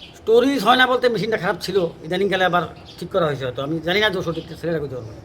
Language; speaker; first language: Bangla; native; Bangla